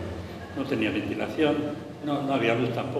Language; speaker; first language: Spanish; native; Spanish